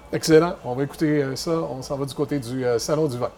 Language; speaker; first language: French; native; French